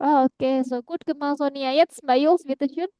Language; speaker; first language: German; non-native, fluent; Indonesian